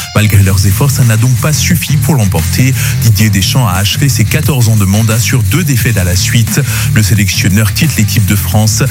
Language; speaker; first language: French; native; French